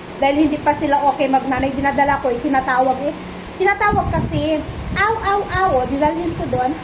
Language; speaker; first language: Filipino; native; Filipino